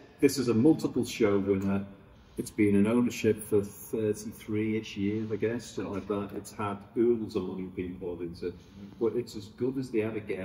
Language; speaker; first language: English; native; English